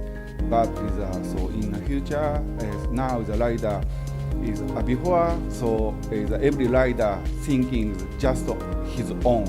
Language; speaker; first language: English; non-native, learner; Japanese